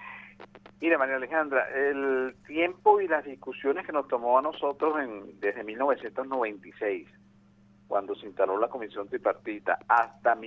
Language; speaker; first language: Spanish; native; Spanish